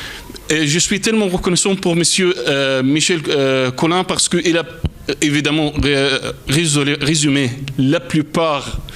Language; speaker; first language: French; non-native, fluent; Arabic